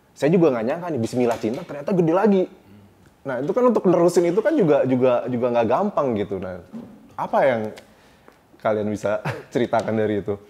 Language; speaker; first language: Indonesian; native; Indonesian